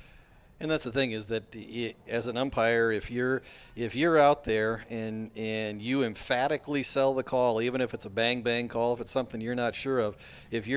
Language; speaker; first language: English; native; English